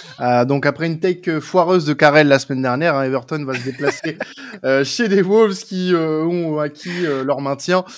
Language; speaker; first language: French; native; French